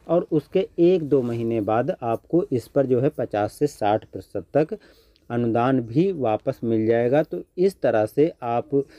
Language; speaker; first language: Hindi; native; Hindi